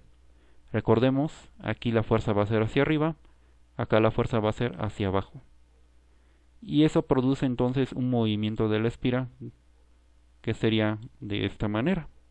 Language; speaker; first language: Spanish; native; Spanish